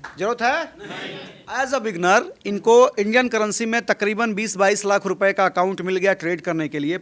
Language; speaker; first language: Hindi; native; Hindi